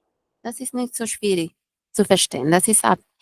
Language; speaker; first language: German; non-native, fluent; Spanish